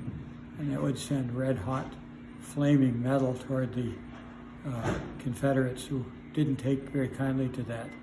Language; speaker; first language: English; native; English